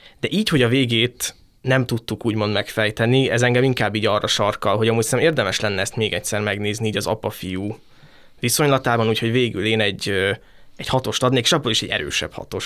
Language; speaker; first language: Hungarian; native; Hungarian